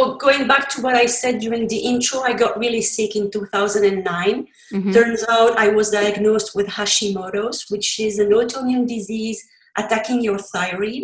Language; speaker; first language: English; non-native, fluent; French